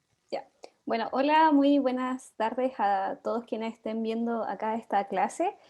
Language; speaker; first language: Spanish; native; Spanish